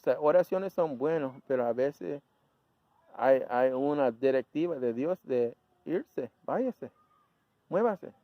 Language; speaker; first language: Spanish; early bilingual, heritage; Spanish